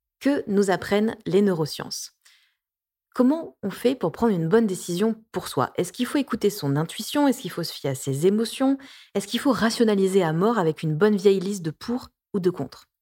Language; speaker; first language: French; native; French